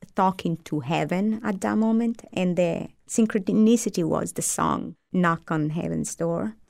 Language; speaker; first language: English; non-native, fluent; Italian